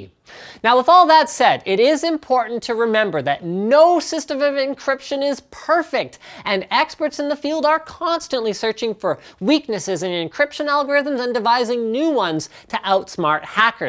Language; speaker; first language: English; native; English